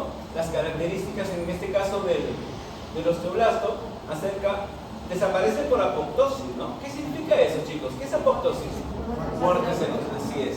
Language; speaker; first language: Spanish; native; Spanish